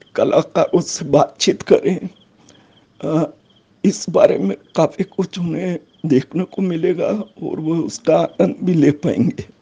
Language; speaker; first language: Hindi; native; Hindi